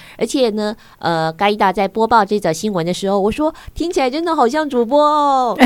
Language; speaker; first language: Chinese; native; Chinese